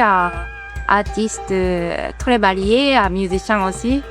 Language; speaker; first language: French; non-native, fluent; Japanese